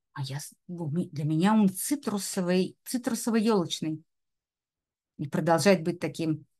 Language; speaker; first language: Russian; native; Russian